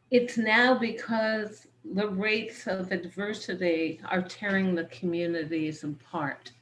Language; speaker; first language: English; native; English